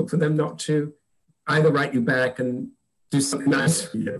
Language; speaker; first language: English; native; English